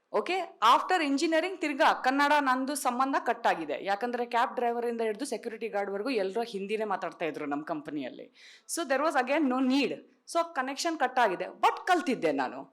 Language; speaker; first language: Kannada; non-native, local second language; Tulu